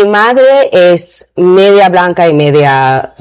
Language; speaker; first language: Spanish; non-native, learner; English